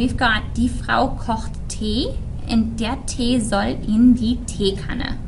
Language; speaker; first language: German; non-native, fluent; English